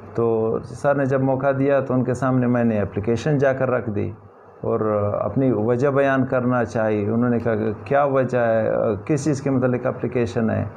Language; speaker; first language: Urdu; non-native, local second language; Pashto